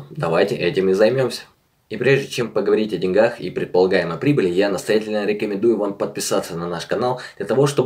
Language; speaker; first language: Russian; native; Russian